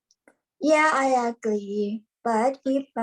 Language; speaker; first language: English; non-native, learner; Thai